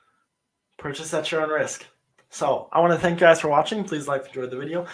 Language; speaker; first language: English; native; English